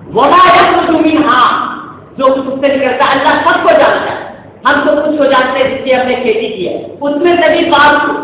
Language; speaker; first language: Urdu; native; Urdu